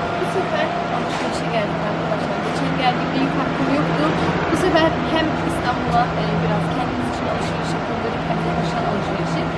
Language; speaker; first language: Turkish; early bilingual, heritage; Turkish